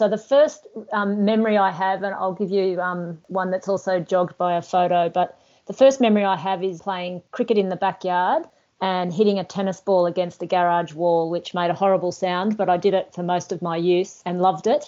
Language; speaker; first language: English; native; English